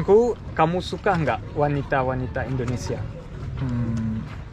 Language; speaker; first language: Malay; early bilingual, heritage; Indonesian